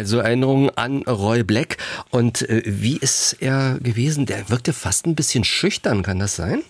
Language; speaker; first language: German; native; German